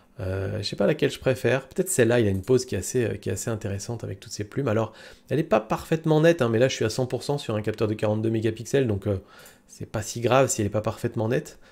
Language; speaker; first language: French; native; French